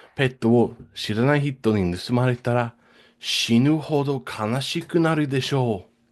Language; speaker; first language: Japanese; non-native, fluent; English